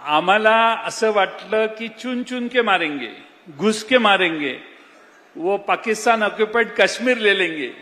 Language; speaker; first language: Hindi; non-native, local second language; Marathi